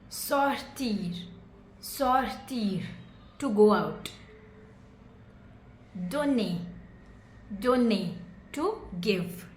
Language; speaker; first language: English; non-native, fluent; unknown